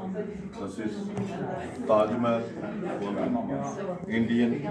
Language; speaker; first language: German; non-native, fluent; Punjabi